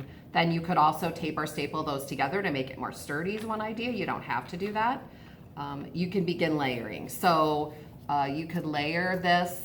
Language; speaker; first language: English; native; English